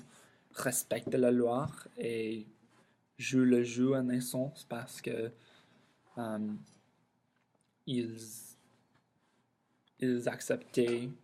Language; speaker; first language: French; non-native, learner; English